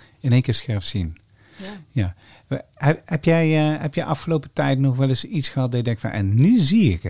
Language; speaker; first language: Dutch; native; Dutch